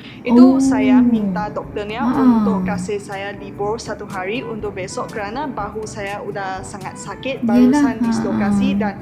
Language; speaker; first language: Indonesian; non-native, fluent; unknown